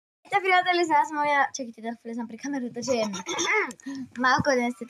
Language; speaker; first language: Bulgarian; early bilingual, other home language; Russian